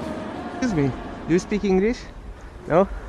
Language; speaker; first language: English; non-native, learner; French